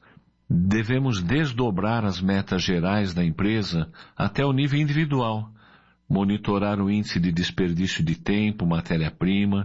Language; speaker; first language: Portuguese; native; Portuguese